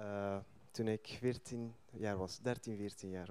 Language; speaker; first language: Dutch; early bilingual, other home language; Turkish